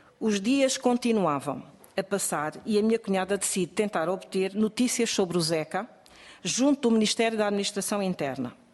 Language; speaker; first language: Portuguese; native; Portuguese